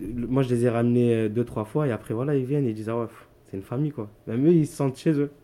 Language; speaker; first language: French; native; French